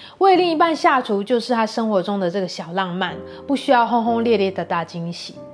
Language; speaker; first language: Chinese; native; Chinese